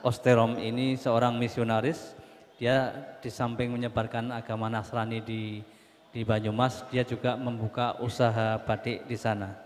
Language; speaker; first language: Indonesian; native; Indonesian